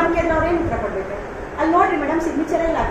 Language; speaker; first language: Kannada; native; Kannada